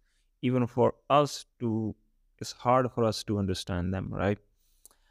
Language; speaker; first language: English; non-native, local second language; Punjabi